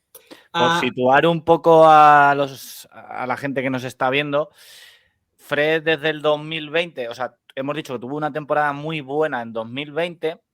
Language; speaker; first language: Spanish; native; Spanish